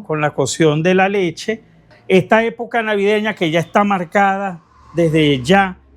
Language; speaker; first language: Spanish; native; Spanish